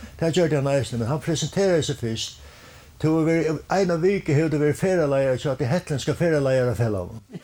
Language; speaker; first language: Swedish; non-native, learner; Faroese